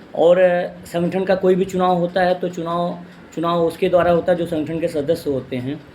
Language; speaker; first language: Hindi; native; Hindi